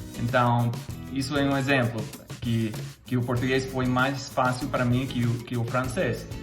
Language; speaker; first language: Portuguese; non-native, fluent; English